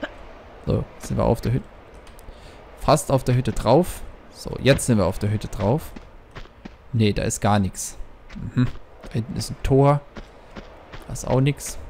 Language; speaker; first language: German; native; German